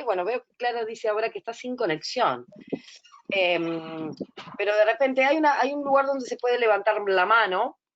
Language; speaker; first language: Spanish; native; Spanish